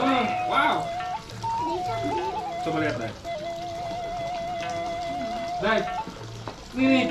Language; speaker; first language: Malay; non-native, local second language; Sundanese